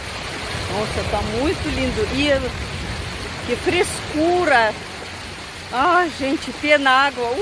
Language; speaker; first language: Portuguese; non-native, fluent; Russian